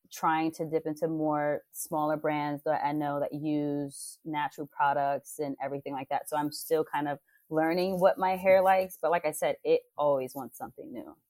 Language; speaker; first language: English; native; English